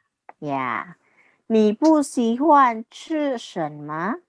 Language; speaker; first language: Chinese; non-native, fluent; Indonesian